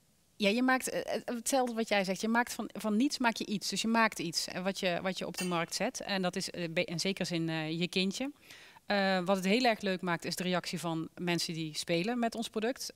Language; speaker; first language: Dutch; native; Dutch